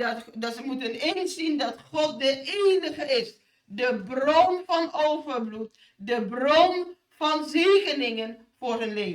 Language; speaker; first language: Dutch; non-native, fluent; Indonesian